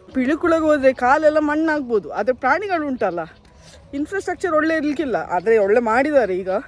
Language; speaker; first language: Kannada; native; Kannada